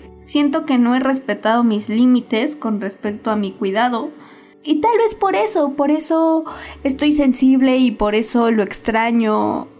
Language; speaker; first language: Spanish; native; Spanish